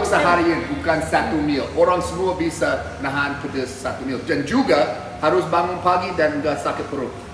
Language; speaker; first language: Indonesian; non-native, fluent; English